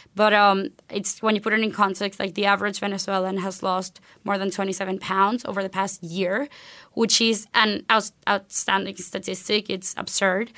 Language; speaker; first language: English; non-native, fluent; Spanish